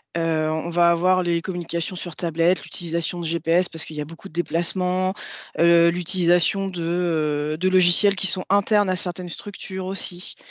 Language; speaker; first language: French; native; French